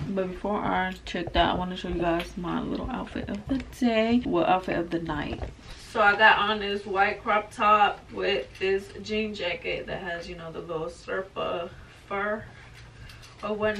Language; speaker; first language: English; native; English